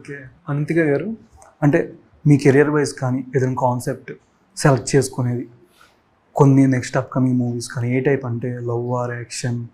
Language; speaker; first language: Telugu; native; Telugu